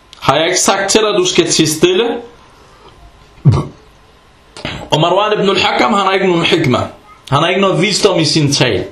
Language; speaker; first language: Danish; early bilingual, other home language; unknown